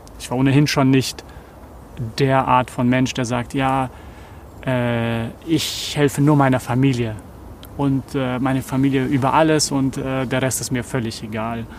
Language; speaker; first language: German; early bilingual, other home language; Serbian